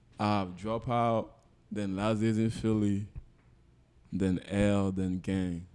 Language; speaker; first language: English; non-native, local second language; French